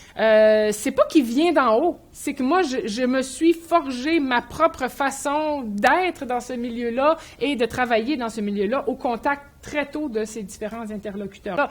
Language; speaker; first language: French; native; French